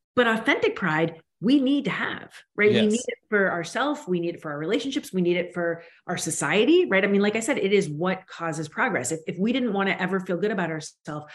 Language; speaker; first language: English; native; English